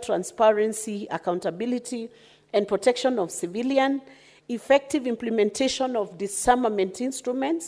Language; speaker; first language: English; non-native, local second language; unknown